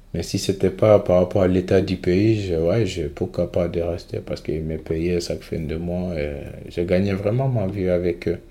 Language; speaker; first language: French; non-native, local second language; Fula